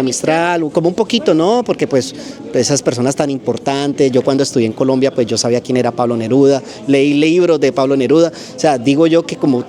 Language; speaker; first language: Spanish; native; Spanish